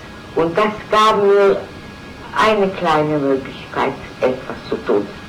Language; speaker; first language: German; non-native, fluent; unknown